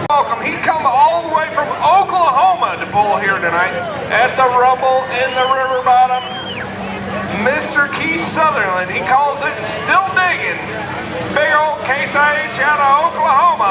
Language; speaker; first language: English; native; English